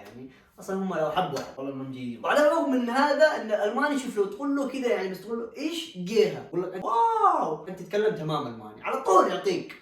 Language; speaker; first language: Arabic; native; Arabic